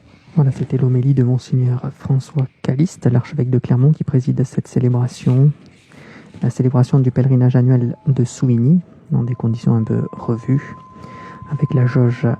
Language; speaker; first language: French; native; French